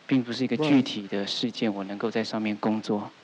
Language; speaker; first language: Chinese; native; Chinese